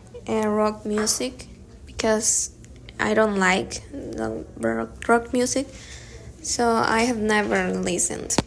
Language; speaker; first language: English; non-native, learner; Spanish